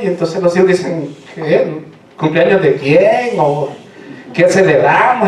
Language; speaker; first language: Spanish; native; Spanish